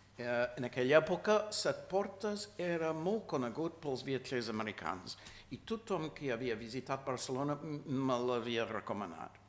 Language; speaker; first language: Catalan; non-native, fluent; English